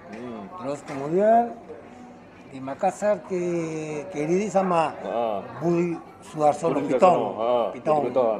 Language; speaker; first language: Indonesian; non-native, fluent; Spanish